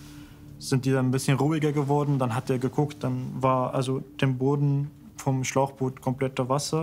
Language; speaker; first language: German; non-native, fluent; Arabic